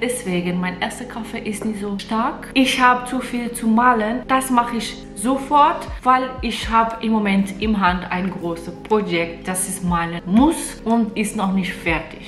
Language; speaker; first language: German; non-native, fluent; Portuguese